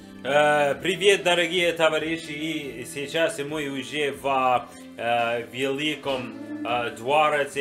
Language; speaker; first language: Russian; non-native, learner; English